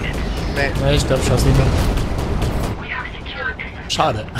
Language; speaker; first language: German; native; German